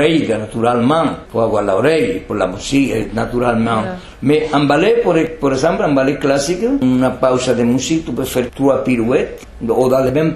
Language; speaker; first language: French; non-native, fluent; Spanish